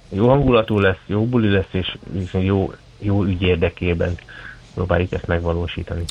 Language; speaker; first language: Hungarian; native; Hungarian